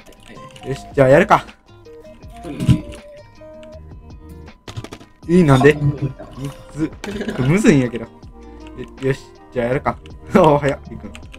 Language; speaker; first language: Japanese; native; Japanese